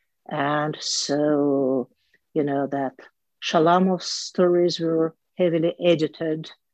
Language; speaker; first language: English; non-native, fluent; Russian